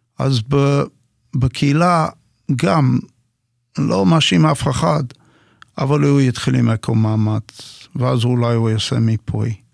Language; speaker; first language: Hebrew; non-native, fluent; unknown